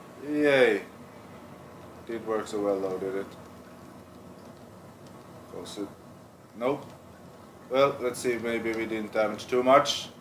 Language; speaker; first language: English; non-native, fluent; Swedish